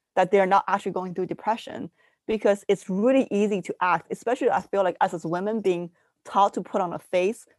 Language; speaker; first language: English; early bilingual, other home language; Chinese